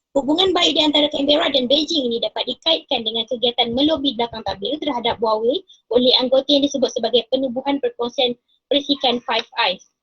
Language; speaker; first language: Malay; native; Malay